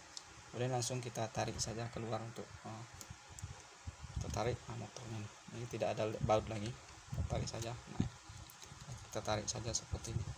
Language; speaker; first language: Indonesian; native; Indonesian